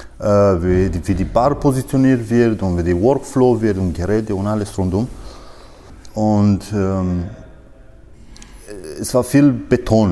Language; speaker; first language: German; non-native, fluent; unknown